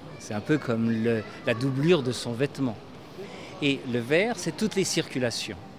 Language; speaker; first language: French; native; French